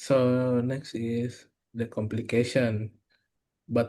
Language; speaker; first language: English; non-native, learner; Indonesian